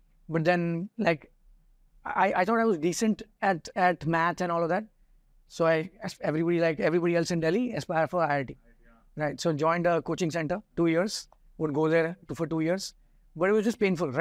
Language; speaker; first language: English; non-native, local second language; Hindi